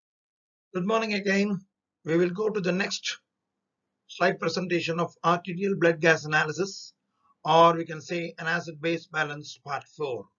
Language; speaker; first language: English; non-native, local second language; Tamil